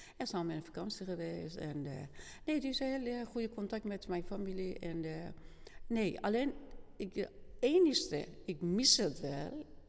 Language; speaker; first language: Dutch; non-native, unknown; Persian